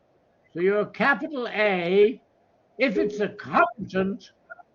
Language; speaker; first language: English; native; English